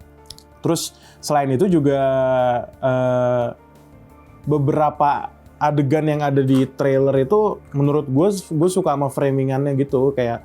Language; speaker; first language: Indonesian; native; Indonesian